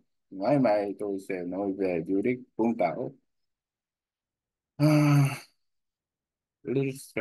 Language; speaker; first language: Vietnamese; non-native, learner; Korean